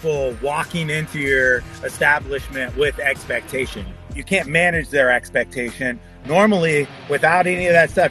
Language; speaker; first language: English; native; English